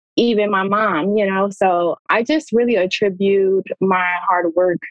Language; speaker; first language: English; native; English